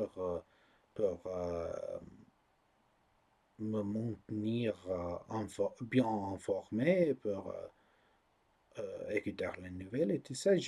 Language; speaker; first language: French; non-native, learner; English